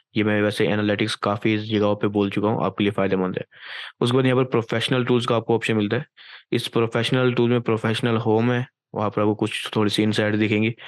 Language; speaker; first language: Urdu; native; Urdu